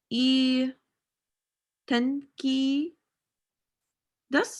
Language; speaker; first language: Japanese; non-native, learner; English